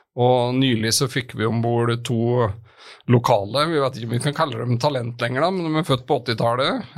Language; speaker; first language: Norwegian; native; Norwegian